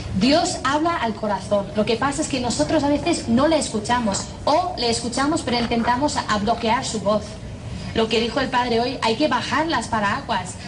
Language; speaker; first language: Spanish; non-native, fluent; English